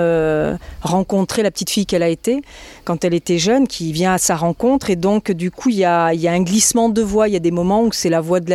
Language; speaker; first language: French; native; French